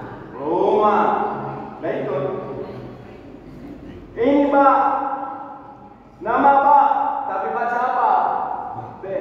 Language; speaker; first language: Indonesian; non-native, learner; Arabic